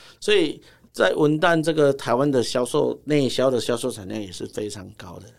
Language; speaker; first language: Chinese; native; Chinese